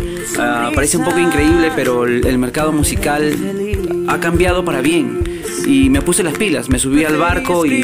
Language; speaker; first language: Spanish; native; Spanish